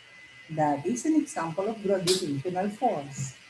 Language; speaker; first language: English; non-native, local second language; Filipino